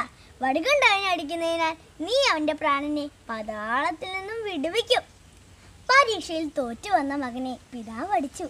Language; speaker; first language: Malayalam; native; Malayalam